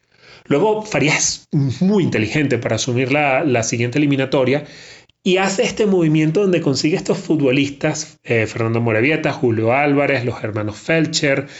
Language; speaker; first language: Spanish; native; Spanish